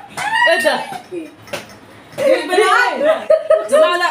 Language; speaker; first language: Arabic; native; Arabic